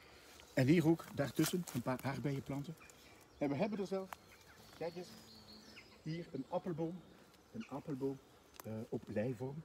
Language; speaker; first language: Dutch; native; Dutch